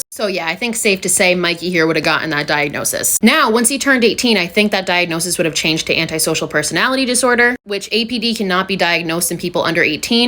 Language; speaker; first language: English; native; English